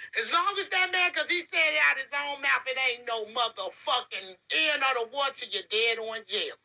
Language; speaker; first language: English; native; English